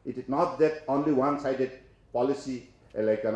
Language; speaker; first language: English; non-native, local second language; Assamese